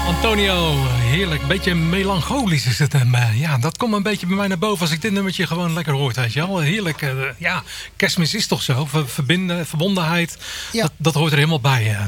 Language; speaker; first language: Dutch; native; Dutch